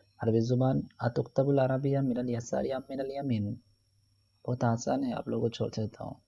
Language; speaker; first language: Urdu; non-native, local second language; Malayalam